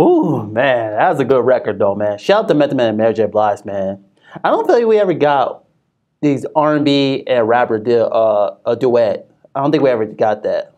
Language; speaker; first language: English; native; English